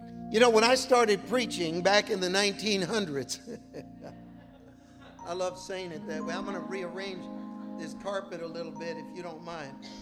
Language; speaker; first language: English; early bilingual, other home language; Spanish